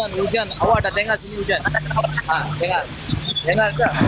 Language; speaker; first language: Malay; non-native, learner; Rohingya